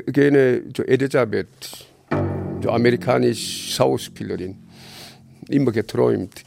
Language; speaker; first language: German; non-native, learner; Korean